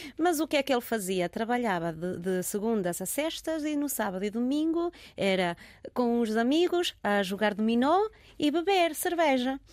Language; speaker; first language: Portuguese; early bilingual, heritage; Portuguese